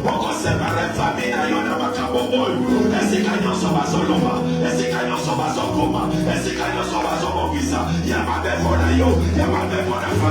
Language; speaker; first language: French; non-native, local second language; Lingala